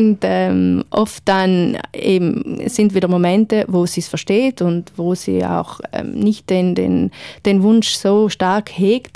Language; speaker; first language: German; native; German